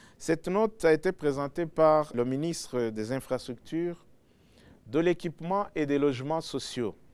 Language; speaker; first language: French; non-native, local second language; Rundi